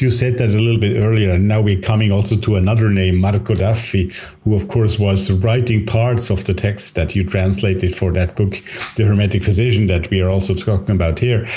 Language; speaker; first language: English; non-native, fluent; German